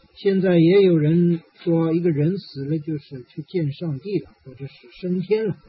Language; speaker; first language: Chinese; native; Chinese